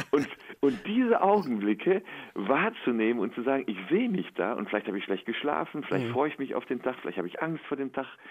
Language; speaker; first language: German; native; German